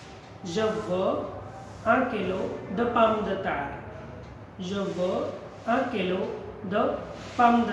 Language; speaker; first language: French; non-native, fluent; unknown